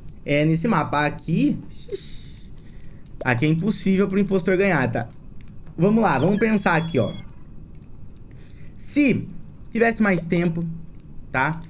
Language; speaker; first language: Portuguese; native; Portuguese